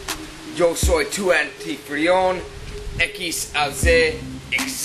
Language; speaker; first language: Spanish; non-native, learner; English